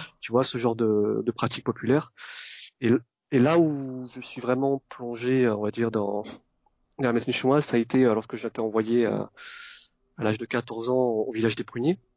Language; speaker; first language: French; early bilingual, other home language; Vietnamese